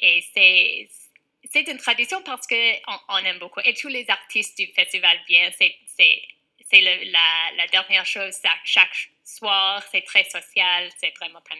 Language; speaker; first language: French; non-native, fluent; English